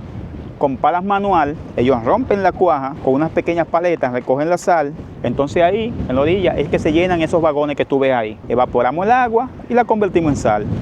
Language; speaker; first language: Spanish; native; Spanish